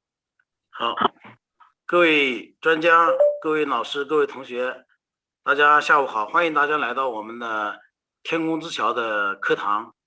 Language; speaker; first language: Chinese; native; Chinese